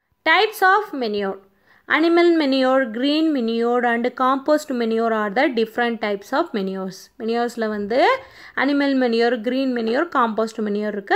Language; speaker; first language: English; non-native, local second language; Tamil